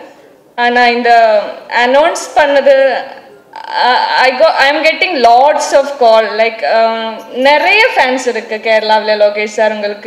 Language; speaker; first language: Tamil; non-native, learner; Malayalam